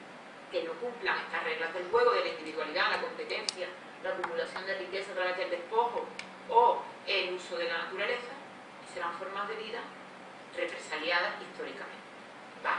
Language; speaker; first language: Spanish; native; Spanish